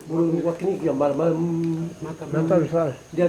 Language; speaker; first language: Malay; non-native, local second language; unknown